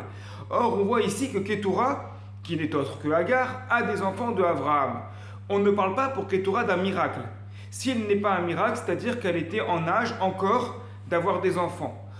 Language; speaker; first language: French; native; French